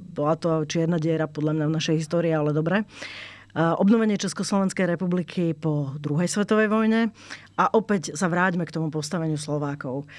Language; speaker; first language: Slovak; native; Slovak